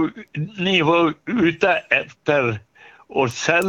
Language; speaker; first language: Swedish; native; Swedish